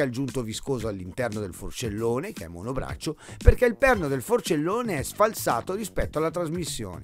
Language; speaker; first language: Italian; native; Italian